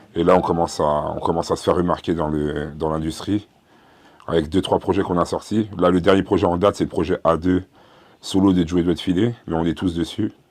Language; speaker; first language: French; early bilingual, other home language; Haitian Creole